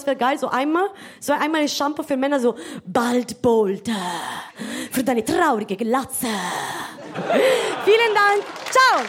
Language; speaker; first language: German; non-native, fluent; Italian